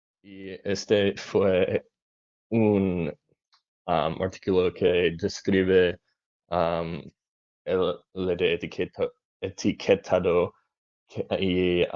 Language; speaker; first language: Spanish; non-native, learner; English